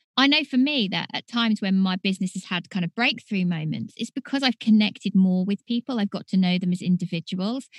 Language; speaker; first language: English; native; English